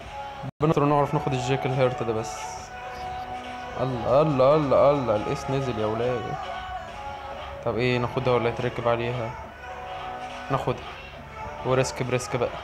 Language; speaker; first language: Arabic; native; Arabic